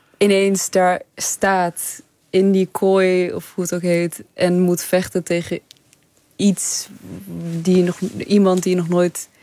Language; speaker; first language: Dutch; early bilingual, other home language; Persian